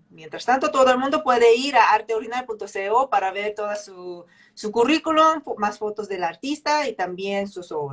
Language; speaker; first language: Spanish; early bilingual, heritage; English